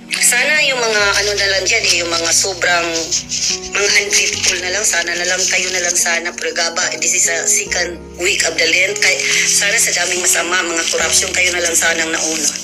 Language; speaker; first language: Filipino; non-native, local second language; Cebuano